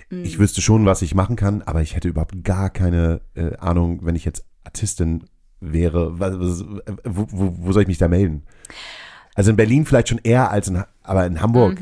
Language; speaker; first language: German; native; German